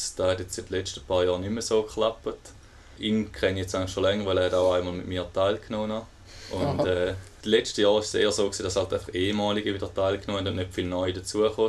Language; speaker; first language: German; native; German